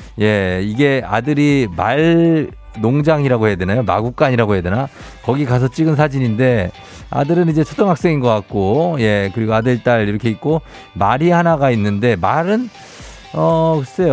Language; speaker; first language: Korean; native; Korean